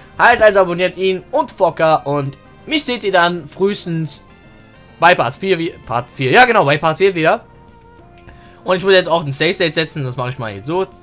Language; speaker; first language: German; early bilingual, other home language; Turkish